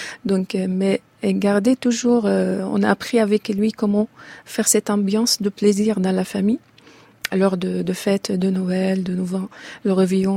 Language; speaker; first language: French; non-native, fluent; Arabic